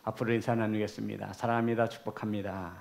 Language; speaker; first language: Korean; native; Korean